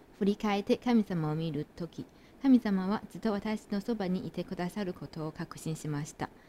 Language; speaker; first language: Japanese; non-native, fluent; Chinese